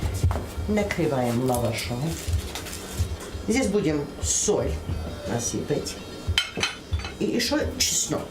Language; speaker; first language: Russian; non-native, fluent; Armenian